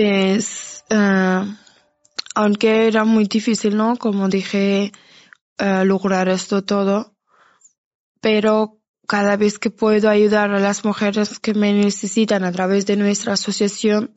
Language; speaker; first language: Spanish; non-native, fluent; Persian